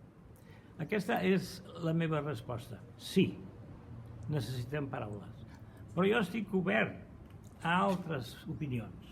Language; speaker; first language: Catalan; non-native, fluent; Portuguese